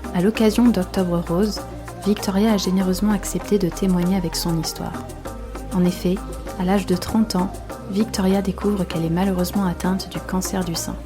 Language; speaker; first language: French; native; French